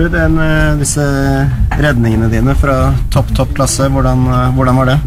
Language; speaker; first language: Norwegian; native; Norwegian